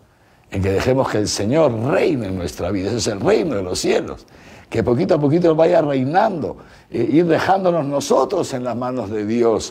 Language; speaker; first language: Spanish; native; Spanish